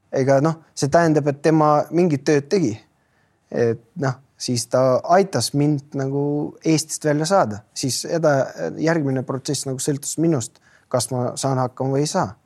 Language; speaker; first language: Estonian; non-native, local second language; Russian